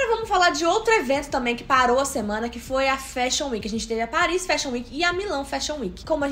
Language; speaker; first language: Portuguese; native; Portuguese